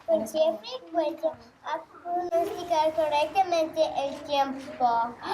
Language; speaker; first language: Spanish; non-native, learner; English